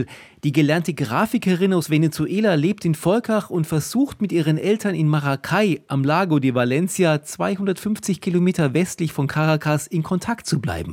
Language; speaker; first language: German; native; German